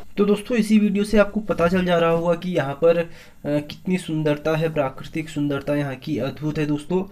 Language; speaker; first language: Hindi; native; Hindi